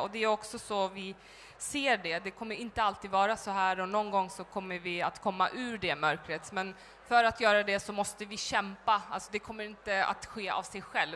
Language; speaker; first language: Swedish; early bilingual, other home language; Turkish